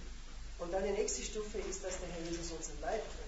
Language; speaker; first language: German; native; German